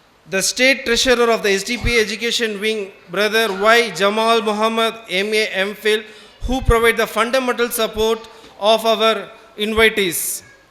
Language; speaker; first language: English; non-native, local second language; Tamil